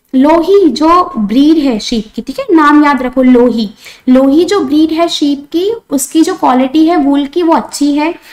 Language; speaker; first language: Hindi; non-native, local second language; Marathi